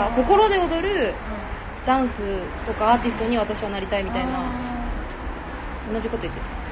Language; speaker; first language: Japanese; native; Japanese